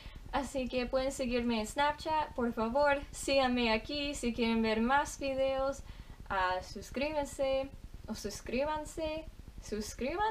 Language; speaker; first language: Spanish; non-native, fluent; English